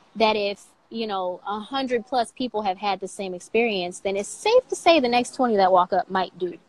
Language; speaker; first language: English; native; English